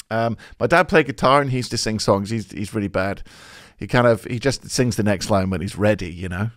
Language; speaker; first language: English; native; English